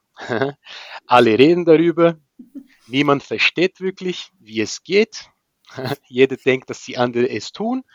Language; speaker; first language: German; non-native, fluent; Portuguese